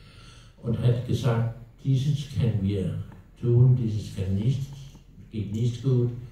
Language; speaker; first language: German; non-native, learner; Danish